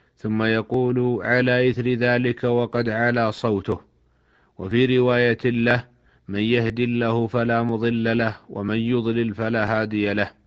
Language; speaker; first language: Arabic; native; Arabic